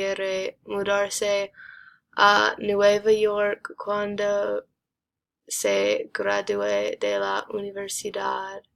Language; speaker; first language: Spanish; non-native, learner; English